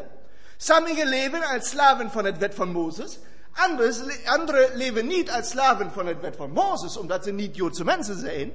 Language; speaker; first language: Dutch; non-native, fluent; German